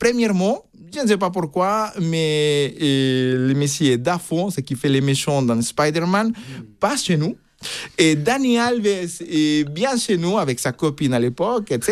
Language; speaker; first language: French; non-native, fluent; Spanish